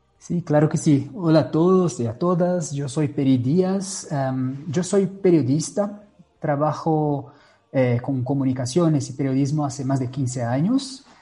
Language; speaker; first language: Spanish; non-native, fluent; Portuguese